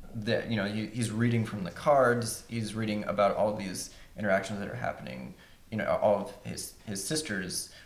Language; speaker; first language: English; native; English